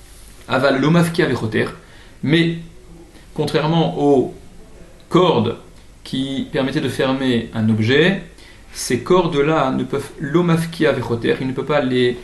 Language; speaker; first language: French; native; French